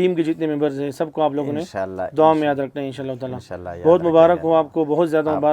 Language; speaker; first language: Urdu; non-native, local second language; Pashto